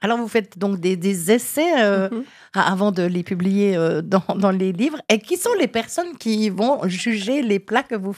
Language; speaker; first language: French; native; French